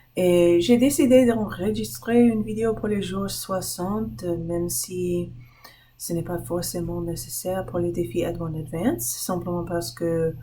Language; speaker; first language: French; non-native, fluent; English